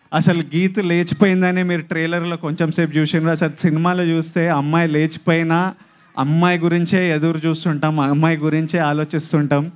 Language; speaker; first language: Telugu; native; Telugu